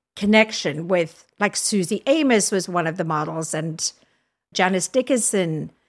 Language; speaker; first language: English; native; English